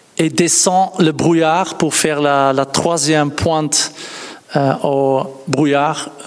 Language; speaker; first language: French; non-native, fluent; Dutch